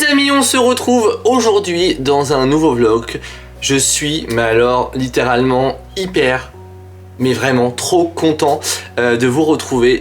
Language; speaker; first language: French; native; French